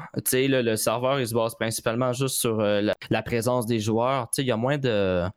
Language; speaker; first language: French; native; French